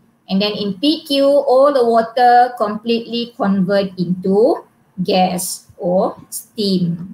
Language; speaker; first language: English; non-native, local second language; Malay